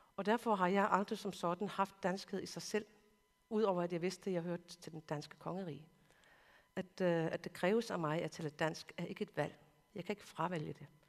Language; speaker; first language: Danish; non-native, local second language; Kalaallisut